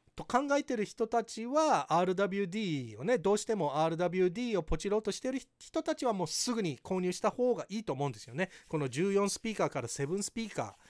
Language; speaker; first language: Japanese; early bilingual, heritage; Japanese